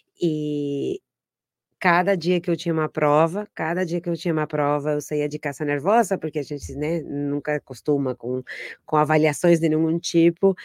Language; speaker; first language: Portuguese; non-native, fluent; Spanish